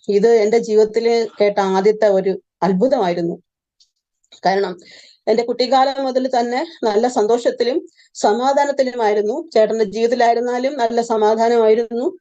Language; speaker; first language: Malayalam; native; Malayalam